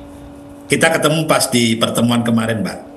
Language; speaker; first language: Indonesian; native; Indonesian